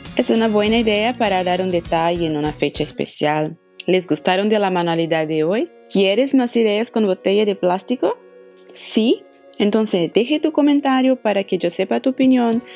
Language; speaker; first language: Spanish; non-native, fluent; Portuguese